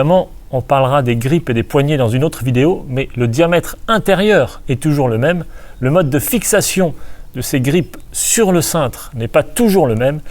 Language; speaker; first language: French; native; French